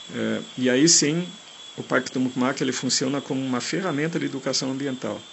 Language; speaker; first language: Portuguese; non-native, fluent; German